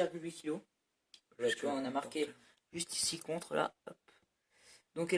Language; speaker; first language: French; native; French